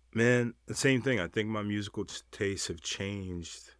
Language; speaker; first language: English; early bilingual, other home language; Yoruba